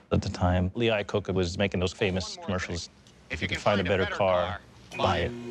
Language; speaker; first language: English; native; English